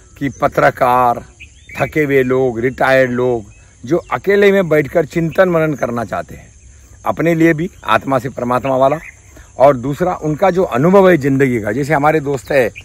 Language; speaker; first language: Hindi; native; Hindi